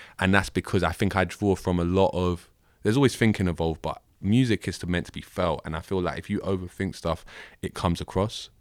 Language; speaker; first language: English; native; English